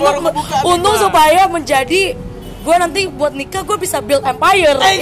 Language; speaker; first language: Indonesian; native; Indonesian